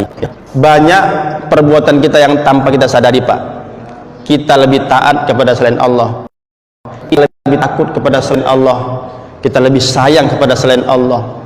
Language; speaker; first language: Indonesian; native; Indonesian